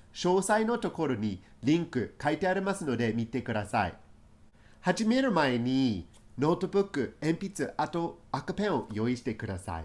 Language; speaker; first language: Japanese; non-native, fluent; English